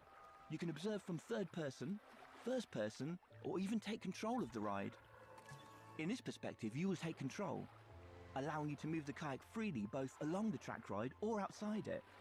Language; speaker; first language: English; native; English